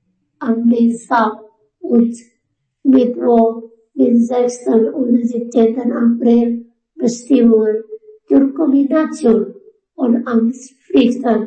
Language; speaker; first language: German; non-native, fluent; Indonesian